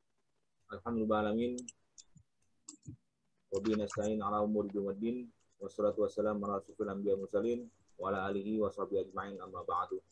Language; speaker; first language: Arabic; non-native, fluent; Indonesian